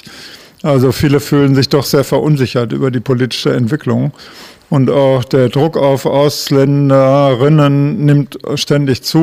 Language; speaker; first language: German; native; German